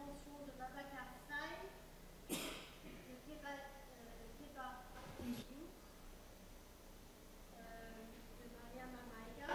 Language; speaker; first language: French; non-native, fluent; German